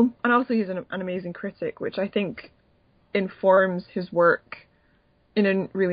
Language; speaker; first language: English; native; English